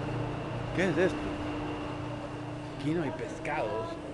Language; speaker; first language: Spanish; non-native, fluent; English